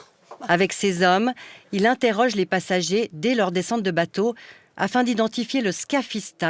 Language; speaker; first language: French; native; French